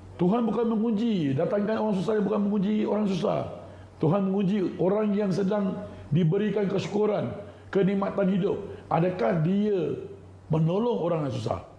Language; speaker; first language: Malay; non-native, local second language; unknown